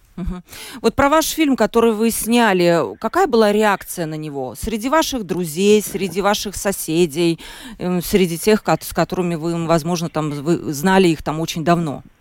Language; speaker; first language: Russian; native; Russian